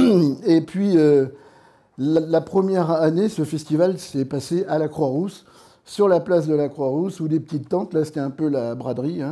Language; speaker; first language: French; native; French